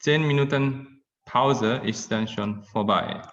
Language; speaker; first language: German; non-native, fluent; Indonesian